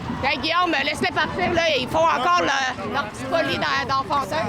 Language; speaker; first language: French; native; French